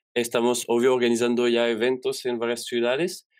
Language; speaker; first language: Spanish; non-native, fluent; French